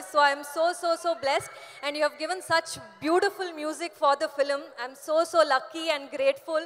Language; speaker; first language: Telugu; non-native, learner; Kannada